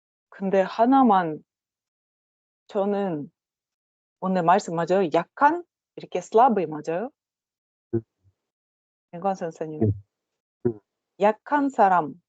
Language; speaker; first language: Korean; non-native, learner; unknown